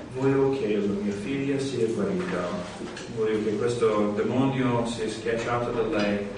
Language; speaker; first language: Italian; non-native, fluent; English